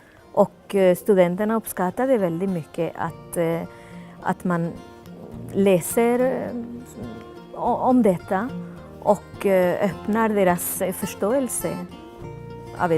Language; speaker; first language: Swedish; non-native, fluent; Spanish